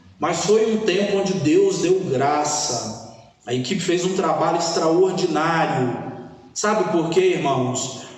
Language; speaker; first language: Portuguese; native; Portuguese